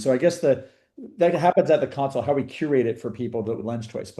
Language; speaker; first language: English; native; English